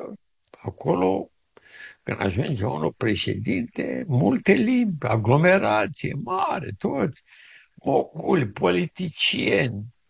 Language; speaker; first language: Romanian; native; Romanian